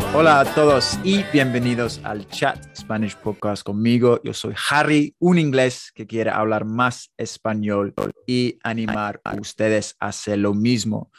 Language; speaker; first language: Spanish; non-native, learner; English